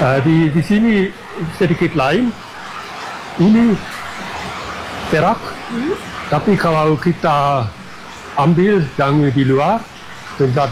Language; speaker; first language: Indonesian; non-native, fluent; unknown